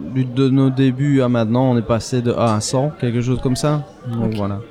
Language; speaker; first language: French; native; French